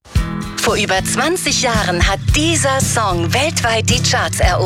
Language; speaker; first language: German; native; German